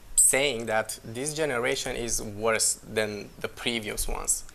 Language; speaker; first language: English; non-native, fluent; Romanian